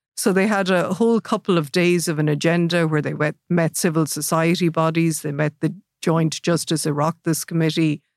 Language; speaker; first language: English; native; English